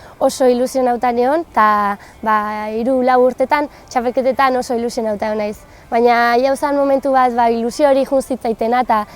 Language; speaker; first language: Basque; native; Basque